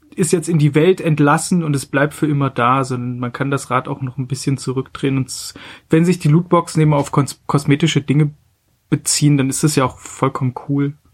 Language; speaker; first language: German; native; German